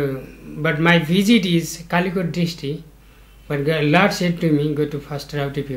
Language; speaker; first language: English; non-native, learner; Nepali